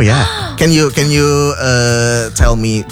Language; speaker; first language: English; non-native, fluent; Indonesian